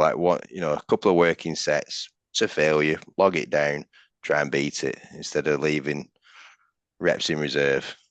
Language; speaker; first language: English; native; English